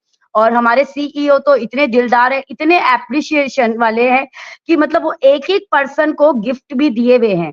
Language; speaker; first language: Hindi; native; Hindi